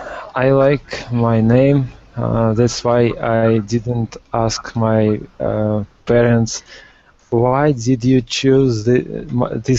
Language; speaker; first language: English; non-native, learner; Russian